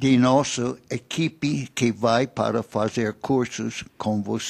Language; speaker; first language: Portuguese; non-native, fluent; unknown